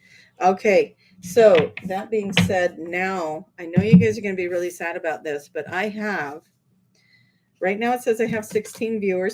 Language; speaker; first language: English; native; English